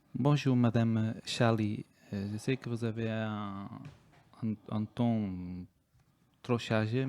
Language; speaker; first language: French; non-native, learner; Portuguese